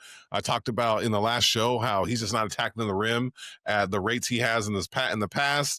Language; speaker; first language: English; native; English